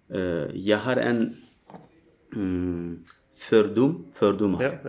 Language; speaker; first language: Swedish; non-native, fluent; Turkish